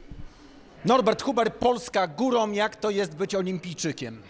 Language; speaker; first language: Polish; native; Polish